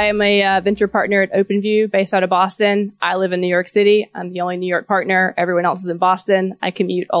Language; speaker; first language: English; native; English